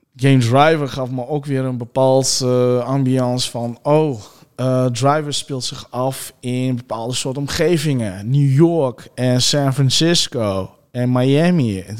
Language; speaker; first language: Dutch; early bilingual, other home language; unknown